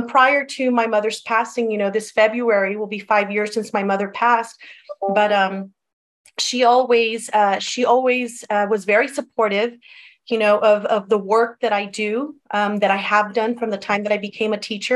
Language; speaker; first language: English; early bilingual, other home language; Spanish